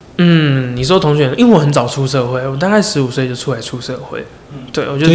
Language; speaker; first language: Chinese; native; Chinese